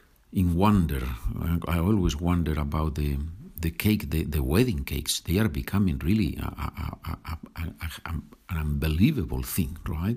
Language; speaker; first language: English; non-native, fluent; Spanish